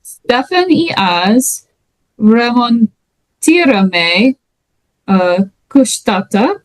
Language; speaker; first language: Bulgarian; non-native, learner; English